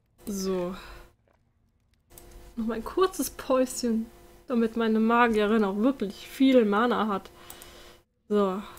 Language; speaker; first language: German; native; German